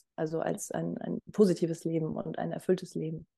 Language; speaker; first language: German; native; German